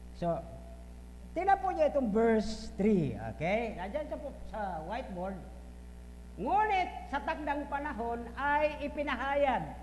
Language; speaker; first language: Filipino; non-native, local second language; Bikol